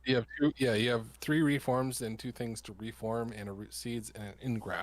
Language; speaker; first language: English; native; English